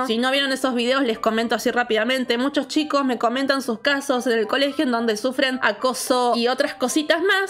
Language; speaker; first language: Spanish; native; Spanish